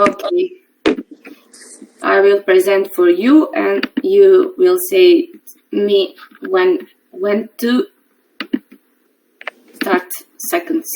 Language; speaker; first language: English; non-native, learner; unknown